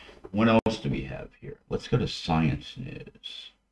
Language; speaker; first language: English; native; English